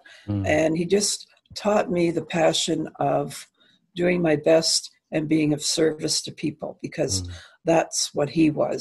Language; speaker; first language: English; native; English